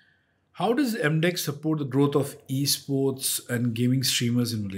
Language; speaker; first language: English; non-native, local second language; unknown